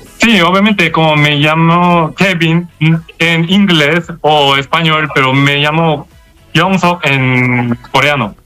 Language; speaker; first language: Spanish; non-native, learner; Korean